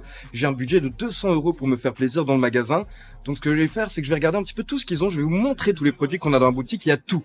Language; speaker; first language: French; native; French